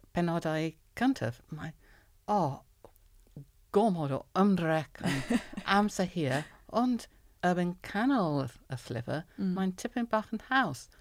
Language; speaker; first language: Welsh; non-native, local second language; English